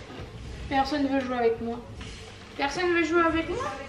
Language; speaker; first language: French; native; French